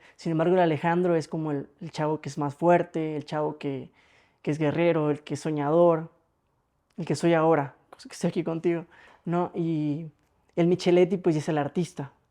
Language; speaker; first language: Spanish; native; Spanish